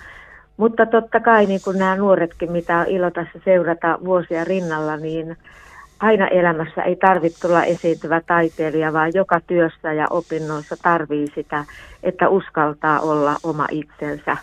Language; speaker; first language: Finnish; native; Finnish